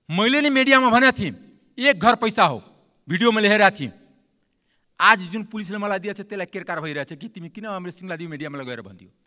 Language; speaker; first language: Nepali; non-native, local second language; Maithili